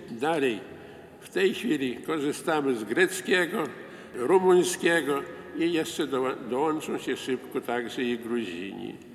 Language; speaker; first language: Polish; non-native, local second language; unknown